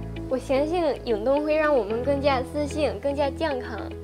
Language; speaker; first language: Chinese; non-native, fluent; Spanish